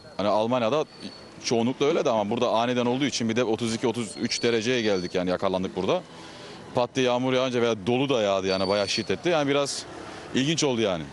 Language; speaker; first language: Turkish; early bilingual, heritage; Turkish